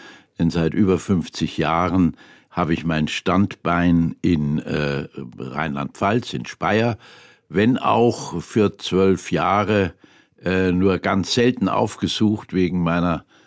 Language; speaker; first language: German; native; German